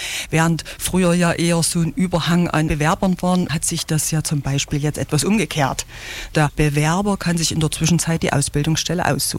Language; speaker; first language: German; native; German